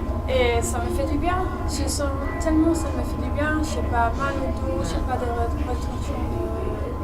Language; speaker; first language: French; non-native, learner; Danish